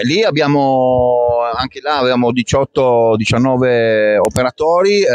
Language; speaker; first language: Italian; native; Italian